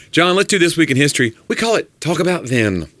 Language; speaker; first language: English; native; English